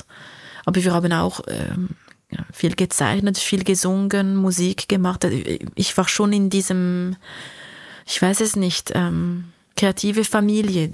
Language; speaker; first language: German; non-native, local second language; French